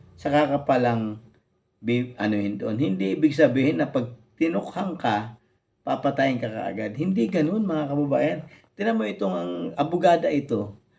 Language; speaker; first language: Filipino; native; Filipino